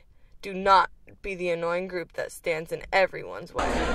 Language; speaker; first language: English; native; English